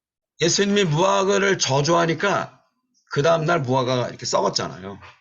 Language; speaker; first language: Korean; native; Korean